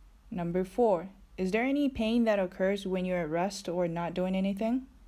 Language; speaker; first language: English; non-native, fluent; Japanese